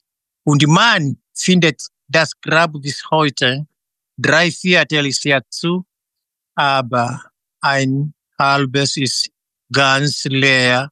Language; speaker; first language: German; non-native, fluent; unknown